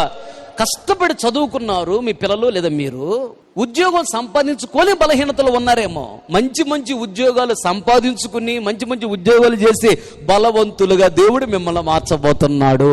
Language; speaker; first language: Telugu; native; Telugu